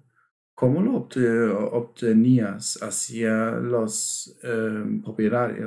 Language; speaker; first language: Spanish; non-native, fluent; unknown